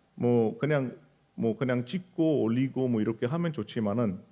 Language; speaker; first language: Korean; non-native, fluent; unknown